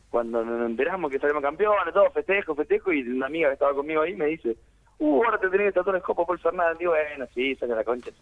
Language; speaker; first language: Spanish; native; Spanish